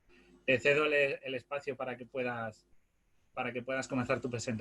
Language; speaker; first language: Spanish; native; Spanish